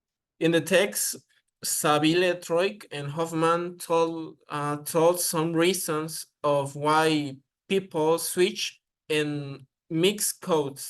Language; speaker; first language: English; non-native, learner; Spanish